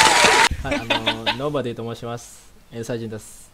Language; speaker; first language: Japanese; non-native, learner; Indonesian